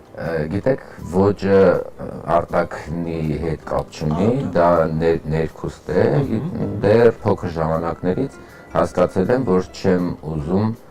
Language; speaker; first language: Armenian; native; Armenian